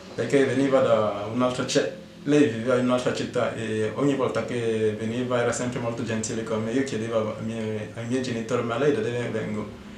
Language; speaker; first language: Italian; non-native, fluent; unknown